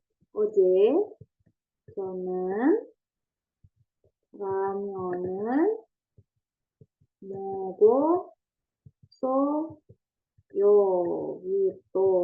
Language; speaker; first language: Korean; non-native, fluent; Indonesian